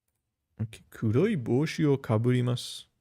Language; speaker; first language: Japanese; non-native, learner; Greek